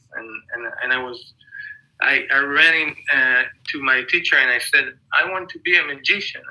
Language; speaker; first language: English; non-native, fluent; Hebrew